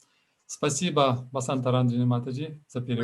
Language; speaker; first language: Russian; native; Russian